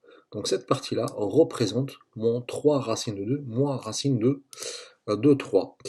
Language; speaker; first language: French; native; French